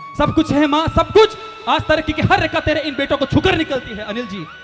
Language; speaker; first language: Hindi; native; Hindi